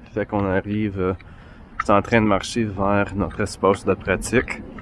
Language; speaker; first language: French; native; French